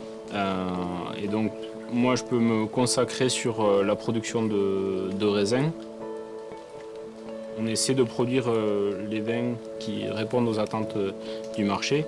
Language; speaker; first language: French; native; French